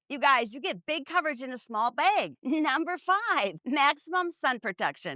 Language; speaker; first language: English; native; English